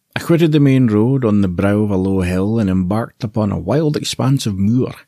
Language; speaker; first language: English; native; English